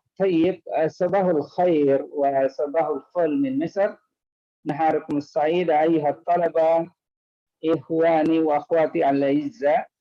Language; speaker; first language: Arabic; non-native, fluent; Indonesian